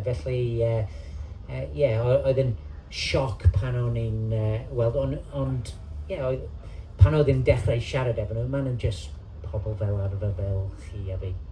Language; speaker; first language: Welsh; non-native, local second language; English